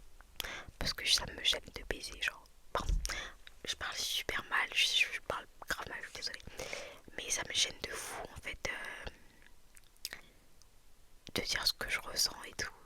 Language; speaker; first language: French; native; French